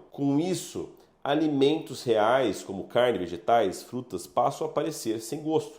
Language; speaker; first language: Portuguese; native; Portuguese